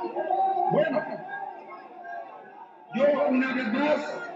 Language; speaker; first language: Spanish; native; Spanish